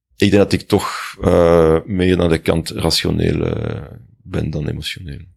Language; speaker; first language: Dutch; non-native, local second language; French